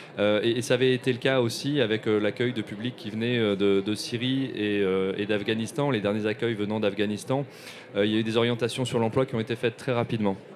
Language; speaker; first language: French; native; French